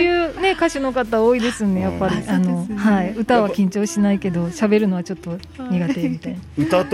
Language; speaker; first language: Japanese; native; Japanese